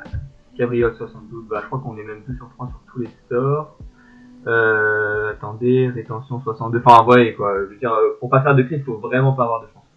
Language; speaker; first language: French; native; French